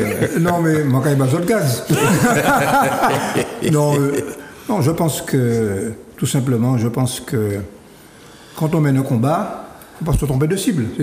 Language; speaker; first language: French; native; French